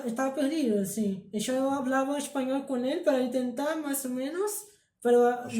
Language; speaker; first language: Spanish; early bilingual, heritage; Spanish